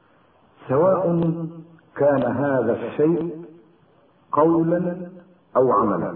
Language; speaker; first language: Arabic; native; Arabic